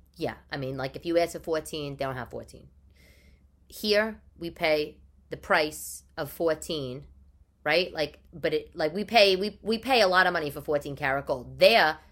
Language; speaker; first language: English; early bilingual, other home language; Italian